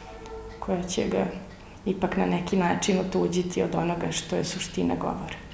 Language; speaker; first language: Serbian; native; Serbian